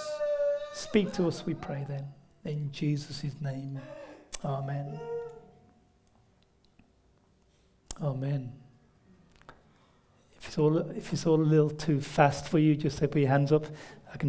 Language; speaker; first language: English; native; English